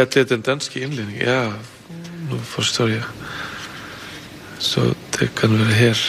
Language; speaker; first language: Danish; non-native, fluent; Icelandic